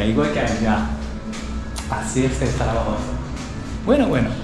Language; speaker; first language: Spanish; non-native, learner; Japanese